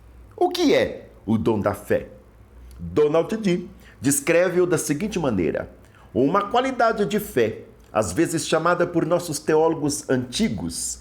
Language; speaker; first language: Portuguese; native; Portuguese